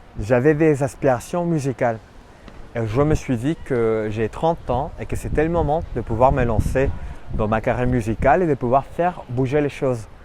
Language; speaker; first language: French; non-native, fluent; Spanish